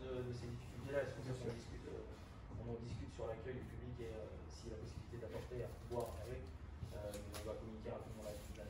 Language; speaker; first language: French; native; French